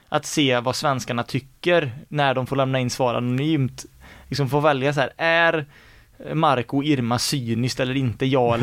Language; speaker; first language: Swedish; native; Swedish